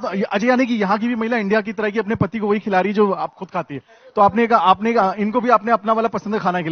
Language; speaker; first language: Hindi; native; Hindi